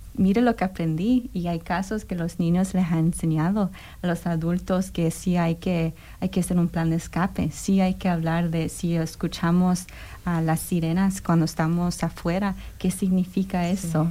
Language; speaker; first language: Spanish; early bilingual, heritage; Spanish